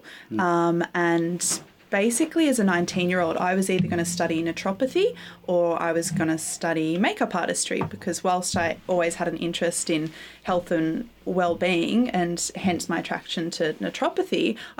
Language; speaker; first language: English; native; English